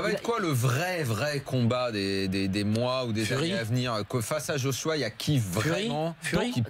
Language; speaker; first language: French; native; French